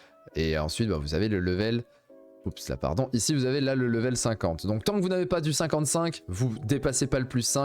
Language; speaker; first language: French; native; French